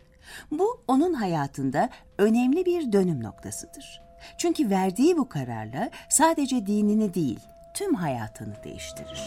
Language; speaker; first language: Turkish; native; Turkish